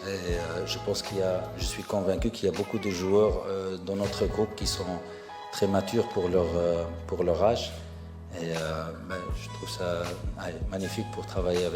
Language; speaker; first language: French; non-native, fluent; Arabic